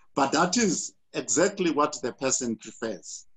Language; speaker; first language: English; non-native, local second language; Xhosa